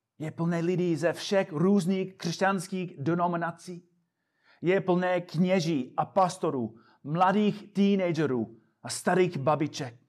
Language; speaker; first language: Czech; non-native, fluent; English